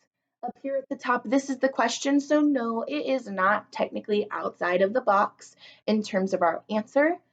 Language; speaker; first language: English; native; English